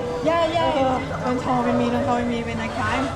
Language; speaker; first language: English; non-native, fluent; Malay